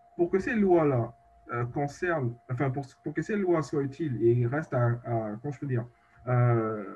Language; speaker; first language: French; native; French